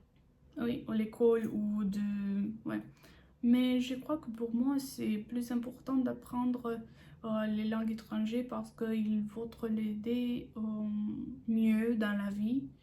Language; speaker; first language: French; non-native, learner; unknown